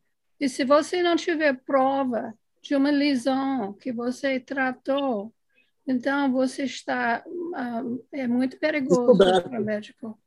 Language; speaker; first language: Portuguese; non-native, fluent; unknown